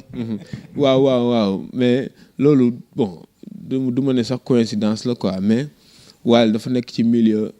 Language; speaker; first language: Wolof; native; Wolof